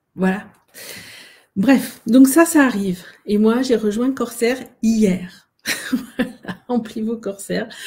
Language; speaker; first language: French; native; French